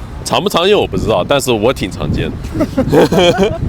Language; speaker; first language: Chinese; native; Chinese